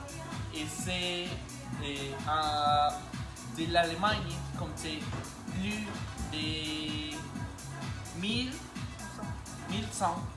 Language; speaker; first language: French; non-native, learner; Spanish